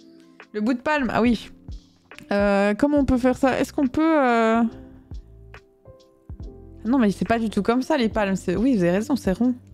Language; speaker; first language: French; native; French